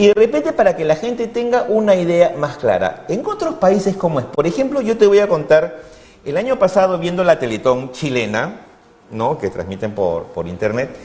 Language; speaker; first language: Spanish; native; Spanish